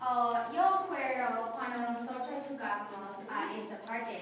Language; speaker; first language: Spanish; non-native, learner; English